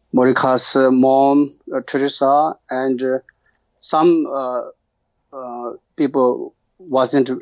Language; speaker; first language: English; non-native, learner; Tibetan